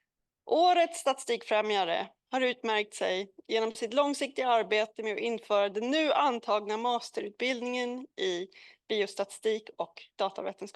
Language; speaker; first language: Swedish; native; Swedish